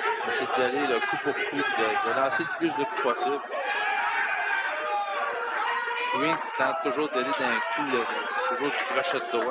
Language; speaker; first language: French; native; French